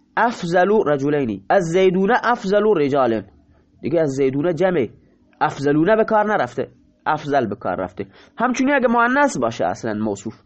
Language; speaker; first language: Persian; non-native, local second language; Baluchi